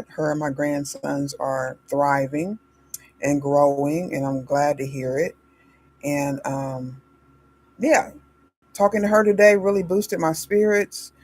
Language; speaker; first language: English; native; English